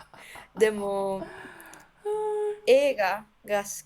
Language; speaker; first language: Japanese; non-native, learner; English